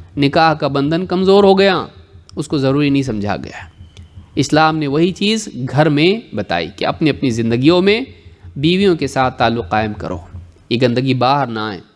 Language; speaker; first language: Urdu; native; Urdu